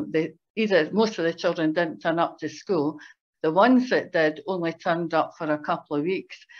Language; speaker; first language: English; native; English